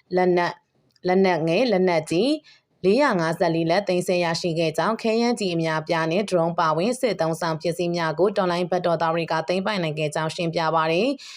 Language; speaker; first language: Burmese; native; Burmese